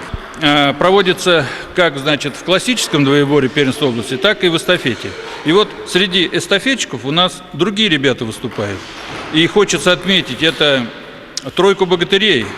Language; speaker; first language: Russian; native; Russian